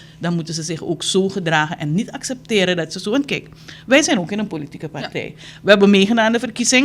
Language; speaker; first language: Dutch; native; Dutch